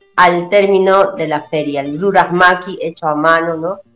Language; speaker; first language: Spanish; native; Spanish